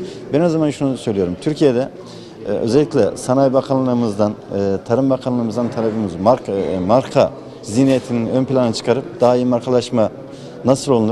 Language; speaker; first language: Turkish; native; Turkish